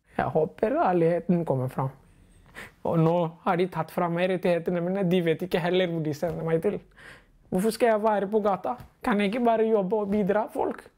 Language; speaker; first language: Norwegian; non-native, fluent; Somali